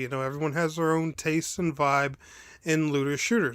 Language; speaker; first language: English; native; English